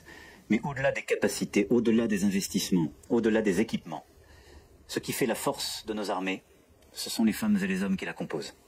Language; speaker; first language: French; native; French